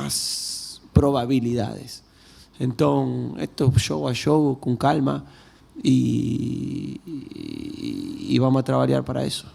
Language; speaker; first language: Portuguese; non-native, learner; Spanish